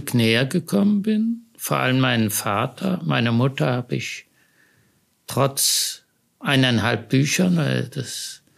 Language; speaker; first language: German; native; German